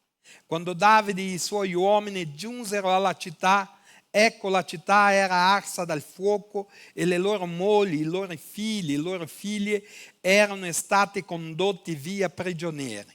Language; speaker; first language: Italian; non-native, fluent; Portuguese